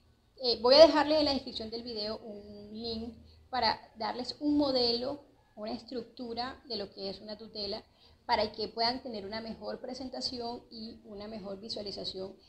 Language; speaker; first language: Spanish; native; Spanish